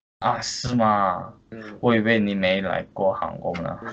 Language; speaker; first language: Chinese; non-native, fluent; Korean